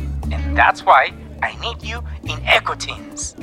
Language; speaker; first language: English; non-native, fluent; Spanish